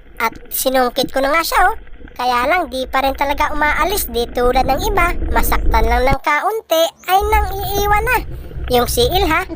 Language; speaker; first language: Filipino; non-native, local second language; Cebuano